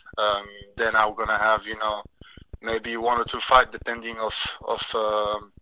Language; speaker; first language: English; non-native, fluent; French